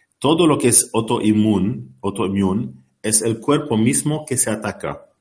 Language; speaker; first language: Spanish; non-native, learner; Arabic